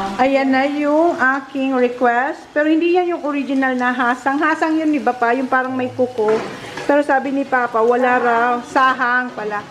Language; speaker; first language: Filipino; non-native, local second language; Bikol